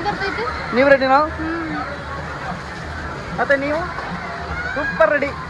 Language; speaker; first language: Kannada; native; Kannada